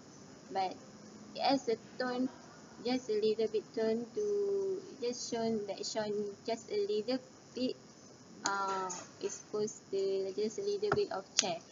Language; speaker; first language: English; non-native, learner; Malay